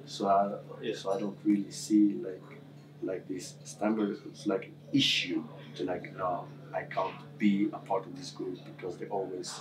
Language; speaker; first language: English; non-native, fluent; Swedish